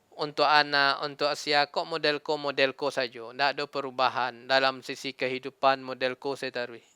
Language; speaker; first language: Malay; non-native, local second language; Minangkabau